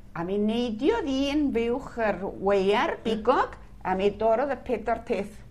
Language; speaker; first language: Welsh; early bilingual, heritage; Welsh